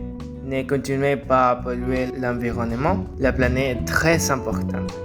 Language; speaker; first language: French; non-native, learner; Spanish